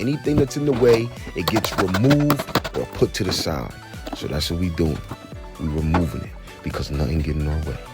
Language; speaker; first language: English; native; English